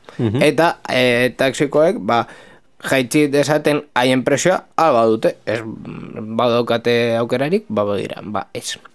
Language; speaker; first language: Basque; non-native, local second language; Spanish